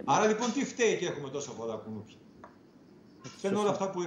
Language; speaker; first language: Greek; native; Greek